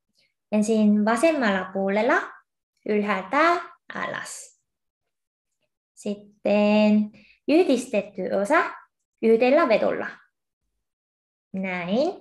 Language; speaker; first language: Finnish; non-native, fluent; Korean